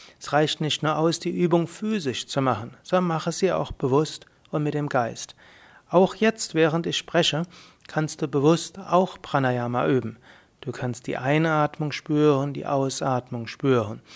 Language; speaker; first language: German; native; German